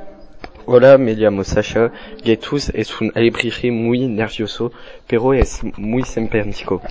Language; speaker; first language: Spanish; non-native, learner; French